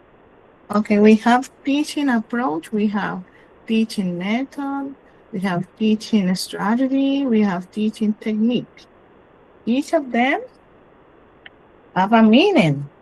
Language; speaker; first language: English; non-native, learner; Spanish